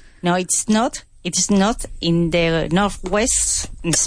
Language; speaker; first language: English; non-native, learner; Spanish